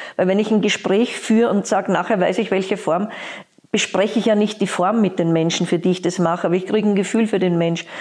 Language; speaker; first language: German; native; German